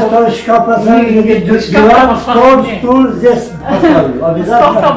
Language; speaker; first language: Russian; non-native, learner; Tajik